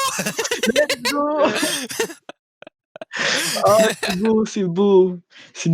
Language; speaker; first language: French; native; French